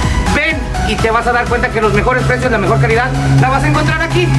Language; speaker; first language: Spanish; native; Spanish